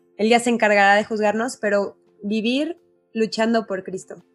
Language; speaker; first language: Spanish; native; Spanish